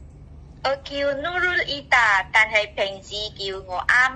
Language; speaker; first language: Cantonese; non-native, fluent; Indonesian